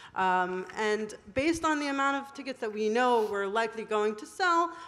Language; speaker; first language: English; non-native, fluent; Hebrew